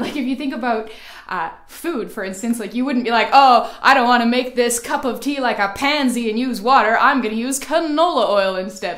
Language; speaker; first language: English; native; English